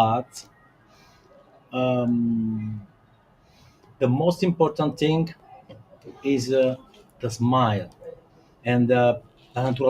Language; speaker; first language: English; non-native, learner; Italian